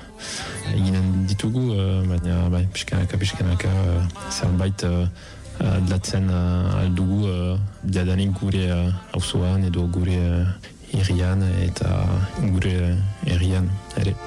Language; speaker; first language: Basque; non-native, fluent; Italian